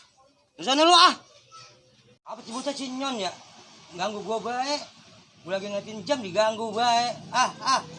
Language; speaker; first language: Indonesian; native; Indonesian